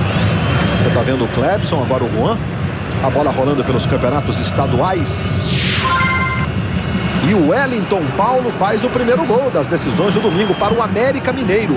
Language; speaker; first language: Portuguese; native; Portuguese